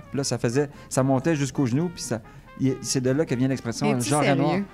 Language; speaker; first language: French; native; French